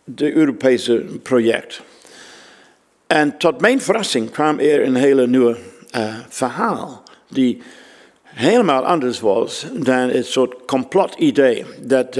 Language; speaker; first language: Dutch; non-native, fluent; English